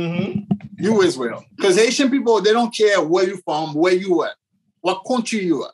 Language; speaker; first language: English; non-native, fluent; Haitian Creole